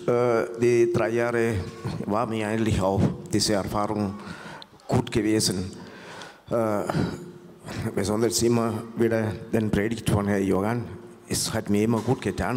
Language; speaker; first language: German; non-native, fluent; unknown